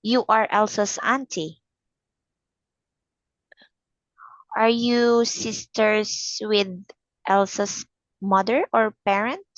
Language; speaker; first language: English; non-native, fluent; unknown